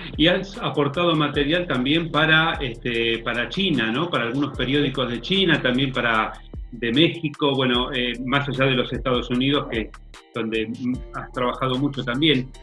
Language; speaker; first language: Spanish; native; Spanish